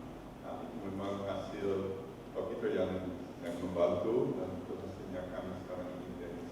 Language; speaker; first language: Indonesian; non-native, fluent; Dutch